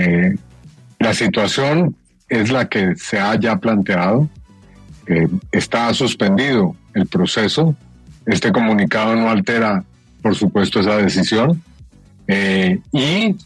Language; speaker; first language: Spanish; native; Spanish